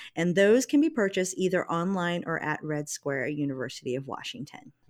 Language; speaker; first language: English; native; English